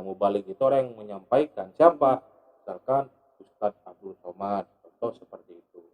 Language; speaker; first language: Indonesian; native; Indonesian